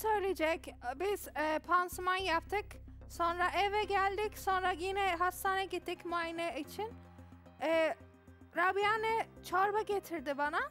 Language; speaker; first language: Turkish; non-native, learner; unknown